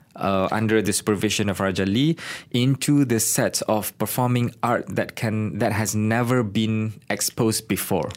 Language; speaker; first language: English; non-native, local second language; Malay